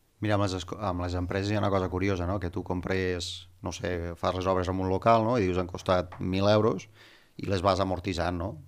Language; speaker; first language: Catalan; native; Catalan